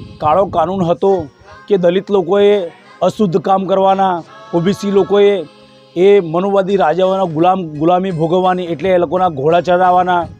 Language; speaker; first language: Gujarati; native; Gujarati